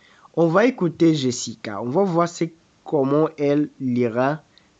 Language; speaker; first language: French; non-native, fluent; Portuguese